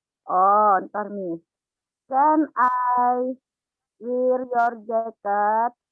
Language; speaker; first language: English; non-native, learner; Indonesian